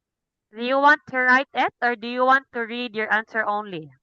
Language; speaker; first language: English; non-native, fluent; Cebuano